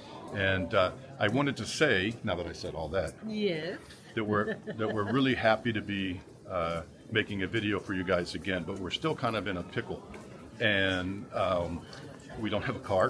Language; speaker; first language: English; native; English